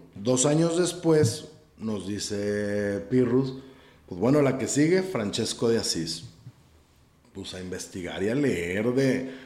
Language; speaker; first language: Spanish; native; Spanish